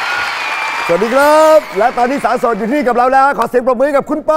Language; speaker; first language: Thai; native; Thai